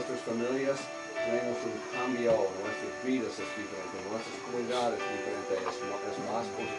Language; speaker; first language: Spanish; non-native, learner; English